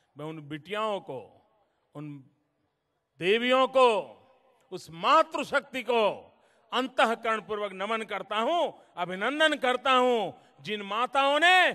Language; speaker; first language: Hindi; non-native, local second language; Gujarati